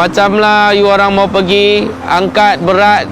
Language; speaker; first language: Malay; non-native, local second language; Chinese